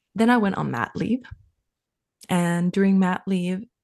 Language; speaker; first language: English; non-native, fluent; Finnish